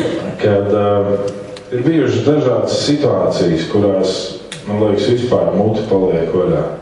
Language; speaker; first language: Latvian; native; Latvian